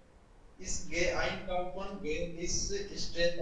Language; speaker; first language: German; non-native, learner; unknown